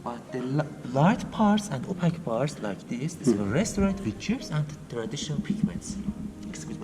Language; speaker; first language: English; non-native, learner; Persian